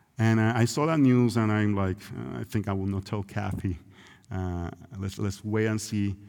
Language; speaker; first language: English; non-native, local second language; Spanish